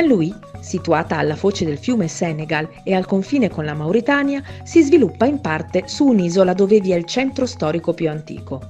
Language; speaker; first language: Italian; native; Italian